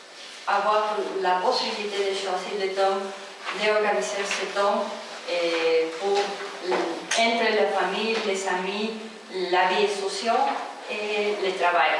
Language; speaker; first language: French; non-native, learner; Spanish